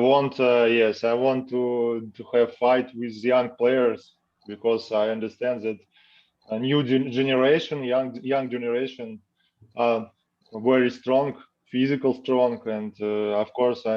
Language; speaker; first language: English; non-native, learner; Russian